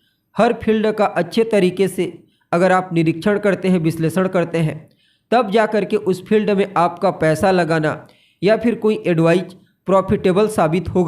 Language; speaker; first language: Hindi; native; Hindi